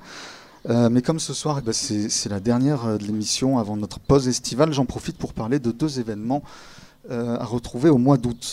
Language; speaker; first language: French; native; French